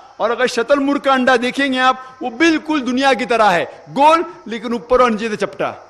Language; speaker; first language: Urdu; non-native, local second language; Konkani